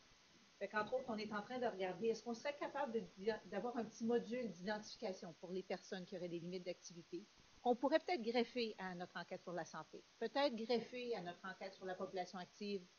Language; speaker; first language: French; native; French